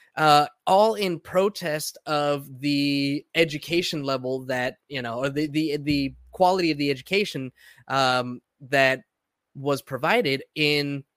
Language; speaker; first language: English; early bilingual, other home language; Spanish